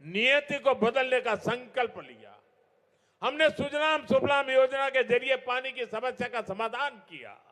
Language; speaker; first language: Hindi; non-native, local second language; Gujarati